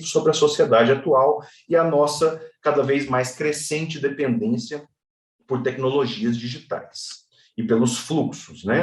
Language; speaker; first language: Portuguese; native; Portuguese